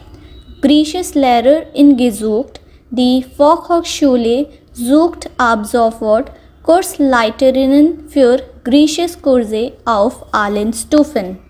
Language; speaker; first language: German; non-native, fluent; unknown